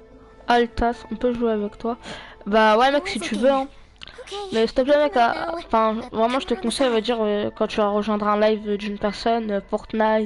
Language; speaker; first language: French; native; French